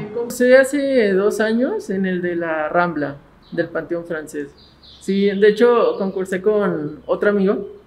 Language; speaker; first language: Spanish; native; Spanish